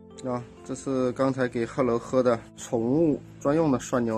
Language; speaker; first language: Chinese; native; Chinese